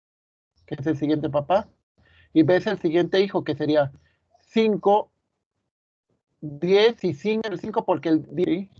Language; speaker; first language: Spanish; native; Spanish